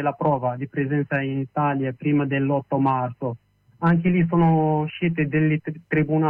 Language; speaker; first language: Italian; non-native, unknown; Arabic